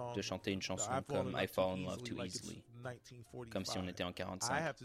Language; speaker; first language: French; non-native, fluent; English